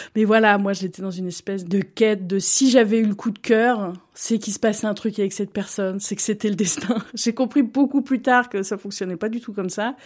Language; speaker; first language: French; native; French